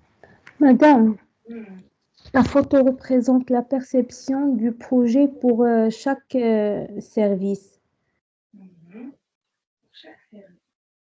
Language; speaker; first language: French; non-native, local second language; Arabic